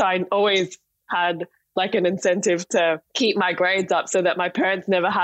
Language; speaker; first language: English; native; English